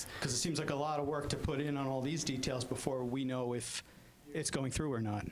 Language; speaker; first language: English; native; English